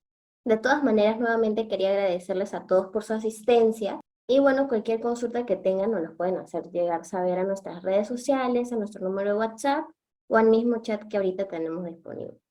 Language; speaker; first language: Spanish; native; Spanish